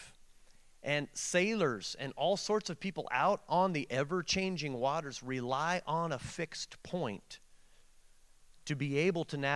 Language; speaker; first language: English; native; English